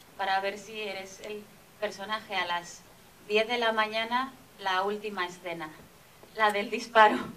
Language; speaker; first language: Spanish; native; Spanish